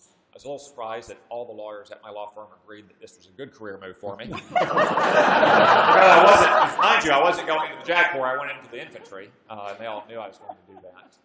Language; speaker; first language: English; native; English